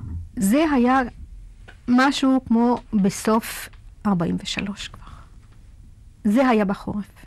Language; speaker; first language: Hebrew; non-native, fluent; Yiddish